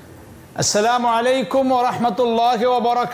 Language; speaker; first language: Arabic; non-native, fluent; Bangla